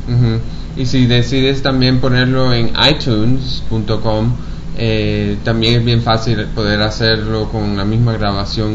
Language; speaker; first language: Spanish; early bilingual, heritage; Spanish